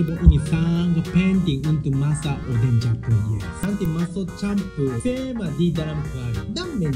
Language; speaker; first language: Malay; non-native, learner; Japanese